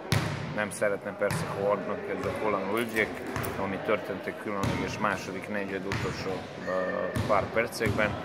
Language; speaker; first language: Hungarian; non-native, fluent; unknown